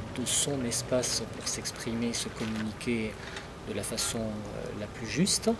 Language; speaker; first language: French; native; French